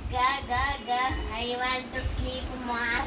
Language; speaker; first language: English; non-native, learner; Malayalam